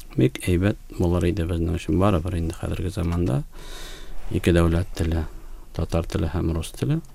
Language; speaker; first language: Tatar; native; Tatar